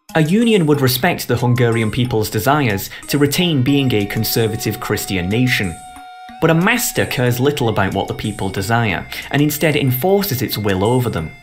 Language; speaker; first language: English; native; English